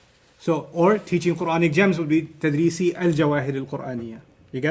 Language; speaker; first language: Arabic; non-native, fluent; English